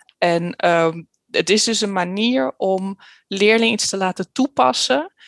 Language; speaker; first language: Dutch; early bilingual, heritage; Dutch